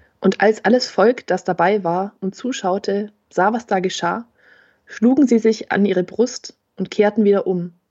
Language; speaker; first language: German; native; German